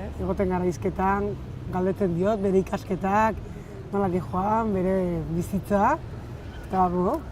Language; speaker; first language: Basque; early bilingual, other home language; Spanish